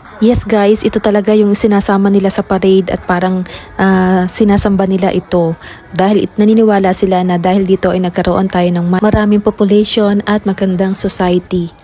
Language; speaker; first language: Filipino; native; Filipino